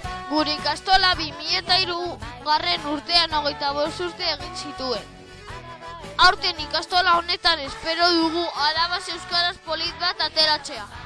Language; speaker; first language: Basque; non-native, local second language; Spanish